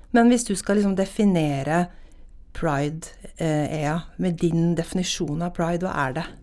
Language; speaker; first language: Norwegian; native; Norwegian